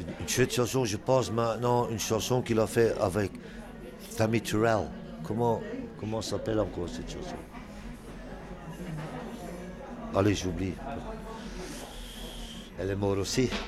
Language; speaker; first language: French; non-native, local second language; Dutch